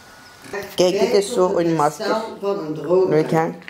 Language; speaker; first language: Dutch; native; Dutch